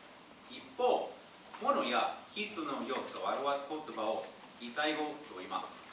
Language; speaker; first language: Japanese; non-native, learner; English